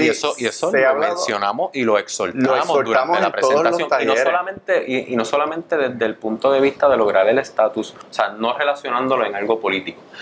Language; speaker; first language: Spanish; native; Spanish